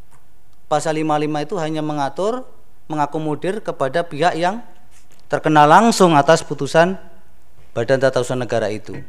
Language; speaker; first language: Indonesian; native; Indonesian